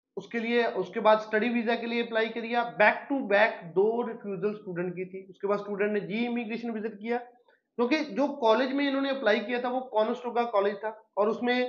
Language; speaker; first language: Hindi; non-native, local second language; Punjabi